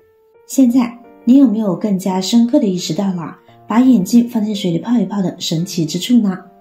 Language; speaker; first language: Chinese; native; Chinese